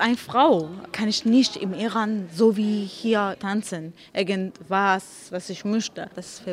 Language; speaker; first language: German; non-native, learner; Persian